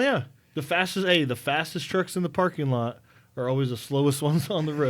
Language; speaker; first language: English; native; English